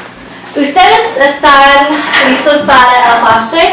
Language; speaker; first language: Spanish; non-native, learner; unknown